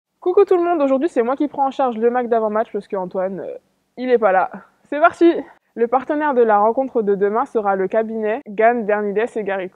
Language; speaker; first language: French; native; French